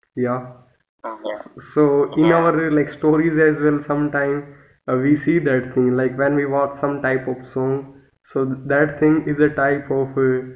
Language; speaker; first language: English; non-native, local second language; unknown